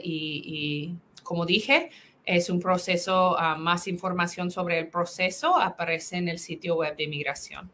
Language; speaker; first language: Spanish; non-native, fluent; English